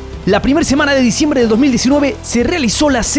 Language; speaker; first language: Spanish; native; Spanish